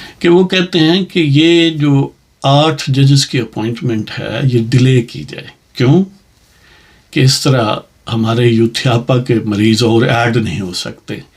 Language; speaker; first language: Urdu; non-native, local second language; Punjabi